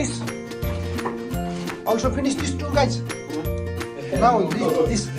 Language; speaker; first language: English; non-native, learner; Nepali